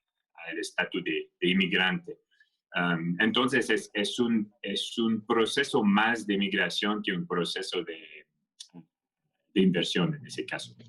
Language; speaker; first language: Spanish; non-native, fluent; French